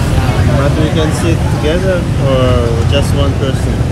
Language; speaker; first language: English; non-native, learner; Russian